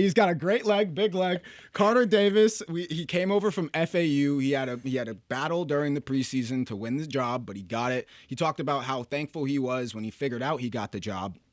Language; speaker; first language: English; native; English